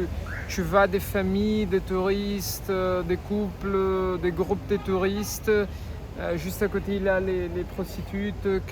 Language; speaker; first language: French; non-native, fluent; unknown